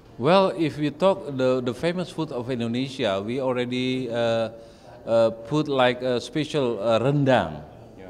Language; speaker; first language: English; non-native, fluent; Indonesian